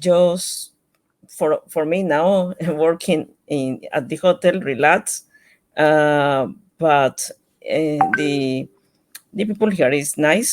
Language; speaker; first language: English; non-native, learner; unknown